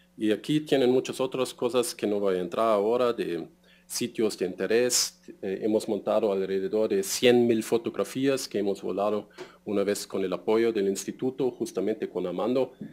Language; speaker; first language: Spanish; non-native, fluent; German